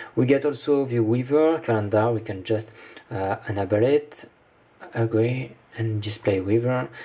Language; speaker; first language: English; non-native, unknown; French